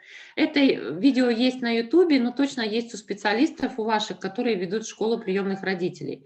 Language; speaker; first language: Russian; native; Russian